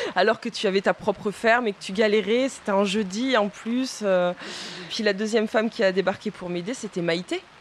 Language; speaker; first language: French; non-native, fluent; Spanish